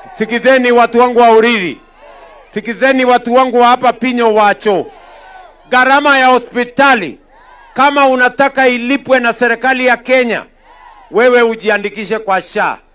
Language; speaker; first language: Swahili; non-native, local second language; Kalenjin